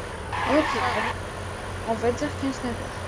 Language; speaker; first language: French; native; French